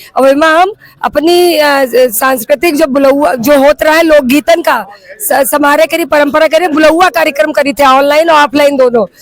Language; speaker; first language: Hindi; native; Hindi